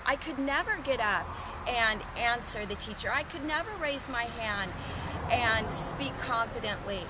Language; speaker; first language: English; native; English